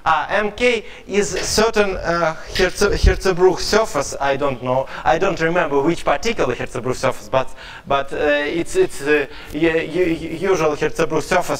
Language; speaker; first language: English; non-native, fluent; Russian